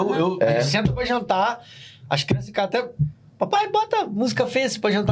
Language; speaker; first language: Portuguese; native; Portuguese